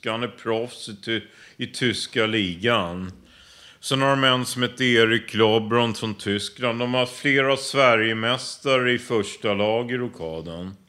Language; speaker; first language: Swedish; native; Swedish